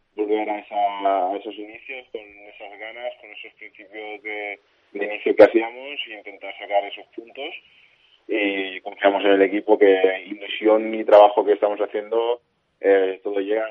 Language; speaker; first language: Spanish; native; Spanish